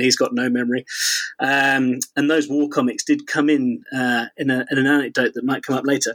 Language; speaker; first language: English; native; English